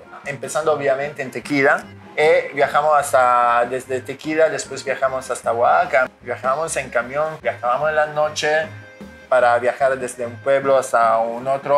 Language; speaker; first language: Spanish; non-native, fluent; Italian